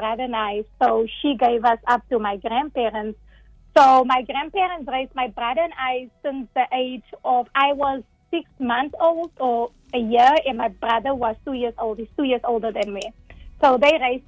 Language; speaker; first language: English; non-native, local second language; Dutch